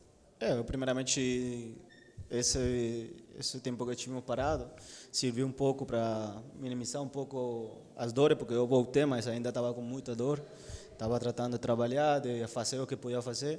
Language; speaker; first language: Portuguese; non-native, fluent; Spanish